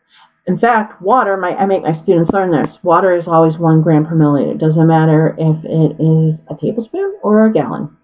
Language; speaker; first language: English; native; English